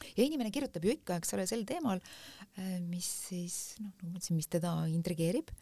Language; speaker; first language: Estonian; native; Estonian